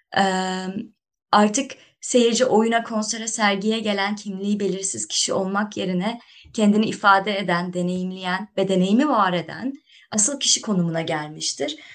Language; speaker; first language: Turkish; native; Turkish